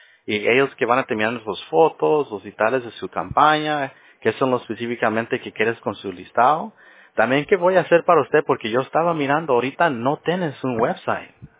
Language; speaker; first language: Spanish; early bilingual, heritage; Spanish